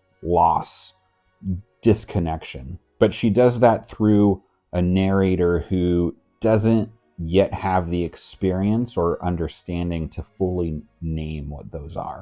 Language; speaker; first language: English; native; English